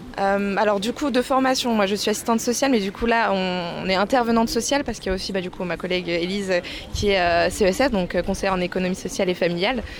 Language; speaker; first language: French; native; French